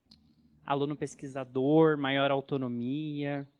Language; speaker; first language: Portuguese; native; Portuguese